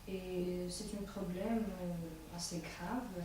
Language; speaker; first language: French; non-native, fluent; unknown